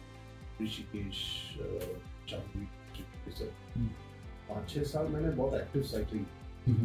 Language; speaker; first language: Hindi; non-native, local second language; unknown